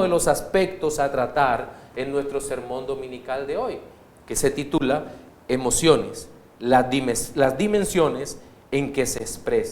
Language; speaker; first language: Spanish; native; Spanish